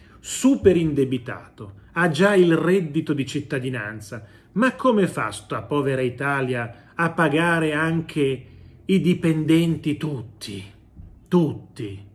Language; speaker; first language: Italian; native; Italian